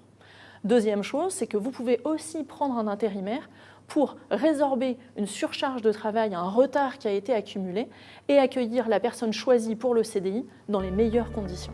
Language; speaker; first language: French; native; French